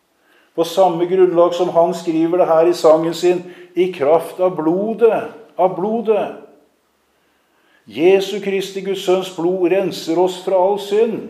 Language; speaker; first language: Norwegian; native; Norwegian